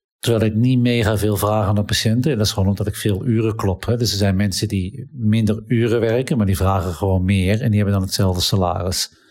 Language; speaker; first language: Dutch; native; Dutch